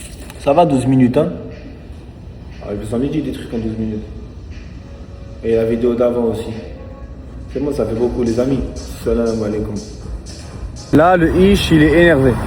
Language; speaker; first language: French; non-native, local second language; Arabic